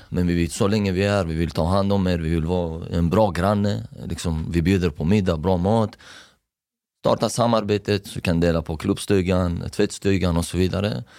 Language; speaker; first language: Swedish; early bilingual, other home language; Persian